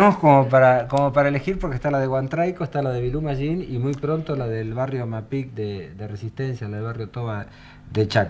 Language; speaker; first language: Spanish; native; Spanish